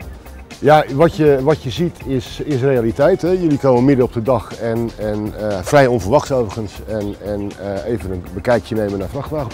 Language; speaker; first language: Dutch; native; Dutch